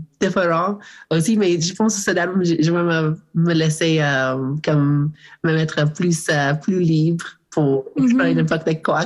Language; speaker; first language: French; non-native, learner; English